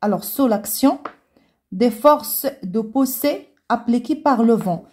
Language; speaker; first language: French; non-native, local second language; Arabic